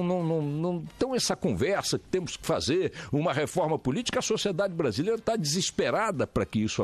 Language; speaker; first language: Portuguese; native; Portuguese